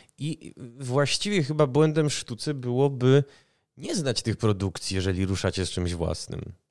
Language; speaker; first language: Polish; native; Polish